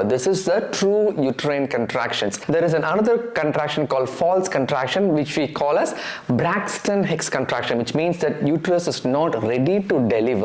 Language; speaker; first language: English; non-native, local second language; Tamil